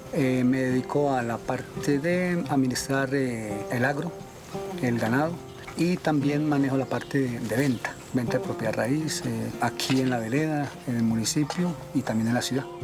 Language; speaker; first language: Spanish; native; Spanish